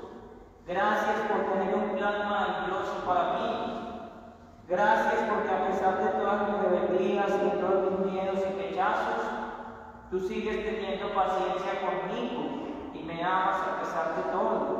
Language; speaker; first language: Spanish; native; Spanish